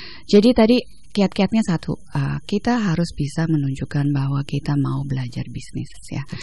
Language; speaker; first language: Indonesian; early bilingual, other home language; English